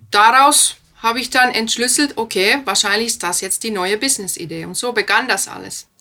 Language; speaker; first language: German; non-native, fluent; Finnish